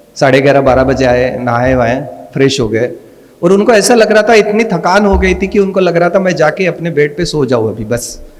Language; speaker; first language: Hindi; non-native, local second language; Marathi